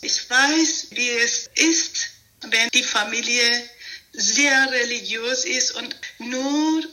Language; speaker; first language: German; non-native, fluent; Persian